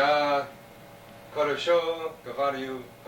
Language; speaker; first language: Russian; non-native, learner; English